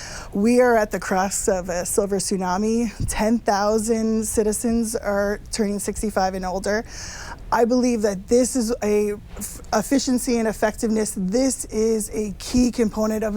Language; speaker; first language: English; native; English